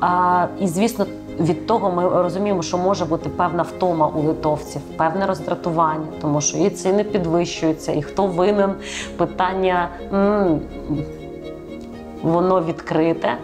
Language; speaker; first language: Ukrainian; native; Ukrainian